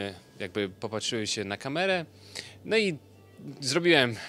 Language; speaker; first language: Polish; early bilingual, heritage; Polish